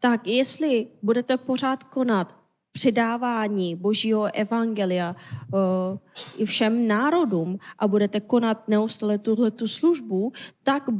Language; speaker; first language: Czech; non-native, fluent; Korean